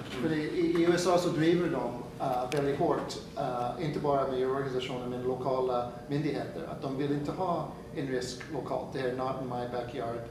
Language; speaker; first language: Swedish; non-native, fluent; English